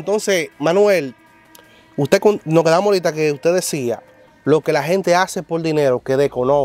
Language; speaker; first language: Spanish; native; Spanish